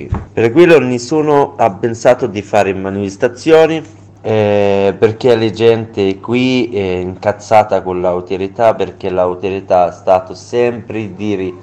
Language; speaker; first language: Italian; non-native, learner; Arabic